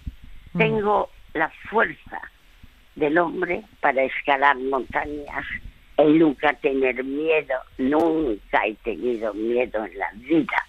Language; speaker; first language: Spanish; early bilingual, other home language; French